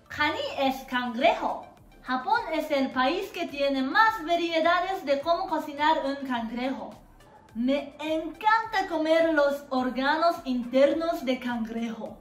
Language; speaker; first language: Spanish; non-native, fluent; Japanese